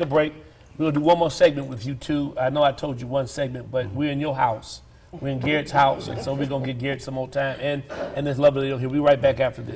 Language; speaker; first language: English; native; English